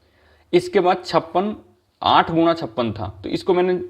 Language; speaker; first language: Hindi; native; Hindi